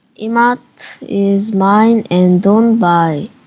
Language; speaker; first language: English; non-native, learner; Korean